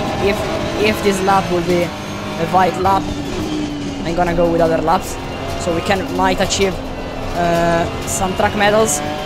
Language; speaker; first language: English; non-native, fluent; Italian